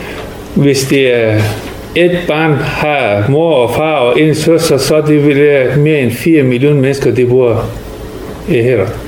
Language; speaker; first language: Danish; non-native, learner; Persian